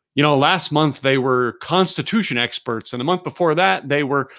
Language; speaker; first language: English; native; English